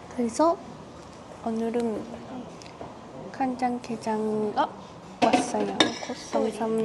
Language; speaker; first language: Korean; non-native, learner; Japanese